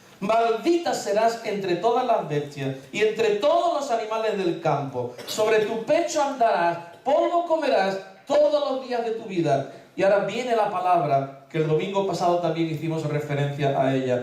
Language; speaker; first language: Spanish; native; Spanish